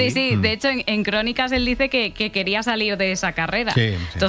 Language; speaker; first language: Spanish; native; Spanish